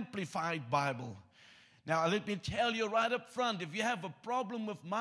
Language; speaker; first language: English; non-native, local second language; Afrikaans